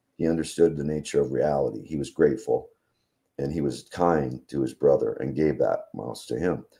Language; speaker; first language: English; native; English